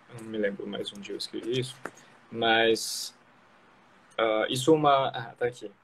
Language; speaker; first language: Portuguese; non-native, fluent; French